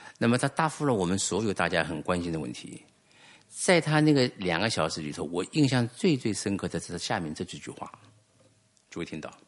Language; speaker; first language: Chinese; native; Chinese